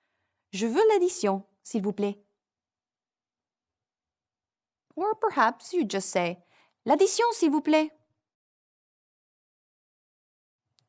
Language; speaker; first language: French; non-native, fluent; English